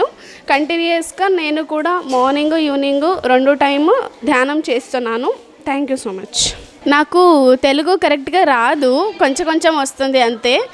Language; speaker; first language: Telugu; non-native, learner; Kannada